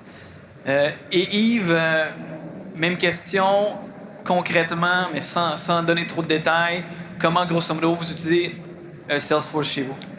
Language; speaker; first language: French; native; French